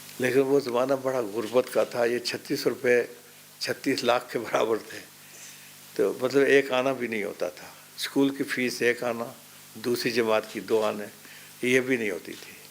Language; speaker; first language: Urdu; non-native, local second language; Pahari-Potwari